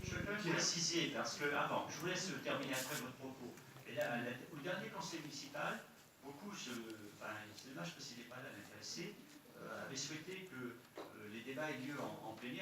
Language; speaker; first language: French; native; French